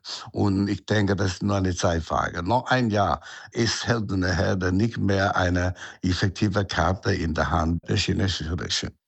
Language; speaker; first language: German; non-native, fluent; Chinese